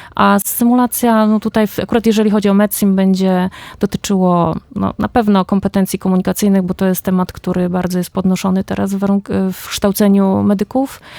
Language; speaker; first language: Polish; native; Polish